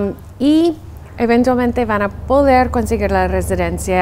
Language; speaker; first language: Spanish; non-native, fluent; English